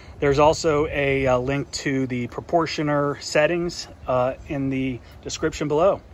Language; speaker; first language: English; native; English